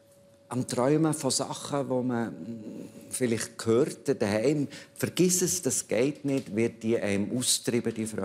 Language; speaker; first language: German; native; German